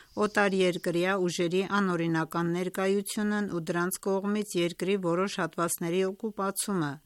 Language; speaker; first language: Armenian; native; Armenian